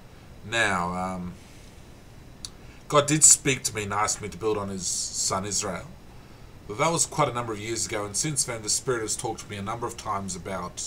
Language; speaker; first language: English; native; English